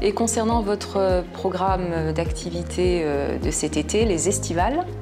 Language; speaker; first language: French; native; French